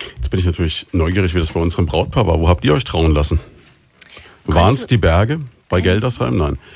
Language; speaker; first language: German; native; German